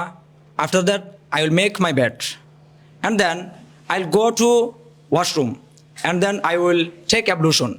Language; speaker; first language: English; non-native, learner; Bangla